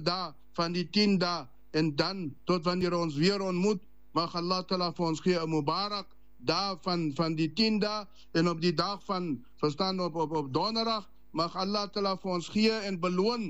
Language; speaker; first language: Dutch; non-native, learner; Afrikaans